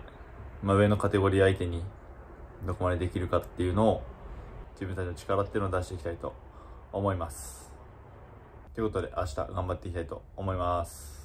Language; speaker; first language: Japanese; native; Japanese